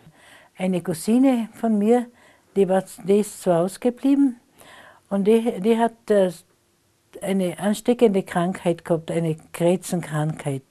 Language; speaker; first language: German; non-native, local second language; Slovenian